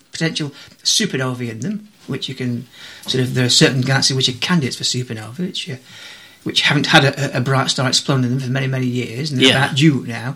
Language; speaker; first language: English; native; English